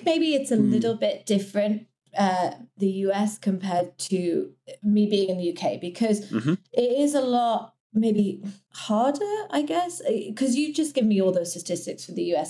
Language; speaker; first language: English; native; English